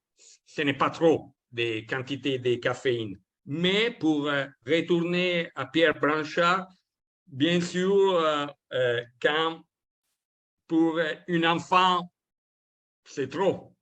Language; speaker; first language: French; non-native, learner; Italian